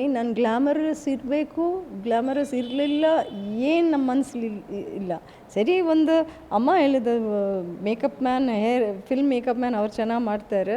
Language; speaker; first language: Kannada; early bilingual, heritage; English